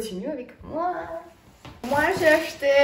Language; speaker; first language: French; non-native, fluent; Estonian